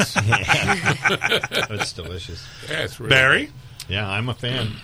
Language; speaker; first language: English; non-native, fluent; Spanish